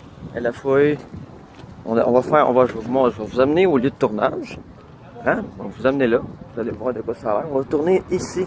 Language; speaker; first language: French; native; French